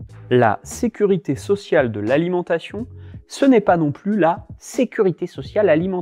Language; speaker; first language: French; native; French